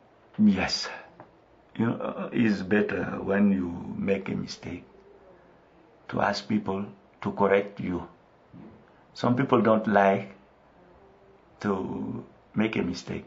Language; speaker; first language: English; non-native, local second language; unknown